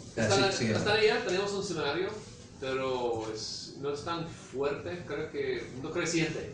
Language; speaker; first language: Spanish; early bilingual, heritage; English